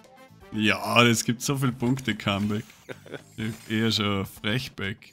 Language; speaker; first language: German; native; German